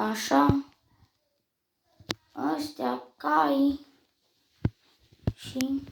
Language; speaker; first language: Romanian; native; Romanian